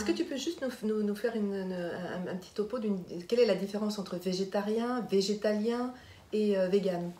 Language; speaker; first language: French; native; French